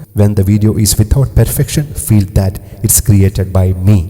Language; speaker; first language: English; non-native, local second language; Malayalam